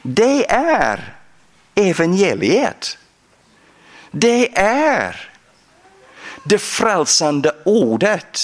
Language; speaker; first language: Swedish; non-native, fluent; English